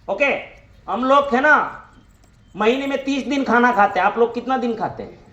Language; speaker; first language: Hindi; non-native, local second language; Gujarati